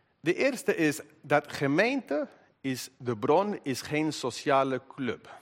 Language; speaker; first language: Dutch; non-native, fluent; English